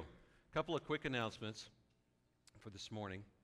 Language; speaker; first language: English; native; English